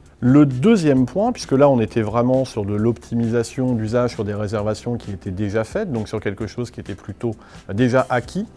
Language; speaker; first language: French; native; French